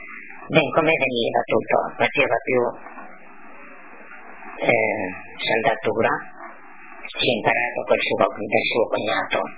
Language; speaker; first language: Italian; non-native, local second language; Friulian